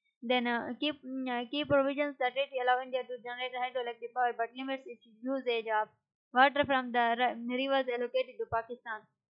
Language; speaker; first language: English; non-native, local second language; Urdu